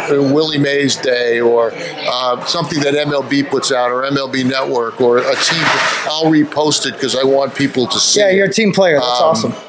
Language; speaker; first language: English; native; English